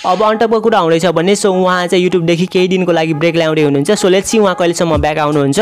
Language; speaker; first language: Nepali; native; Nepali